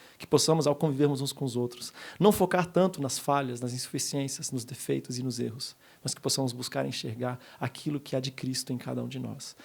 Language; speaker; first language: Portuguese; native; Portuguese